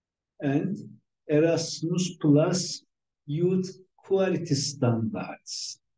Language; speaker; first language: English; non-native, fluent; Turkish